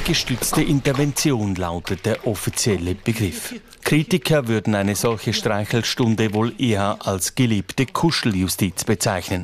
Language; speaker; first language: German; native; German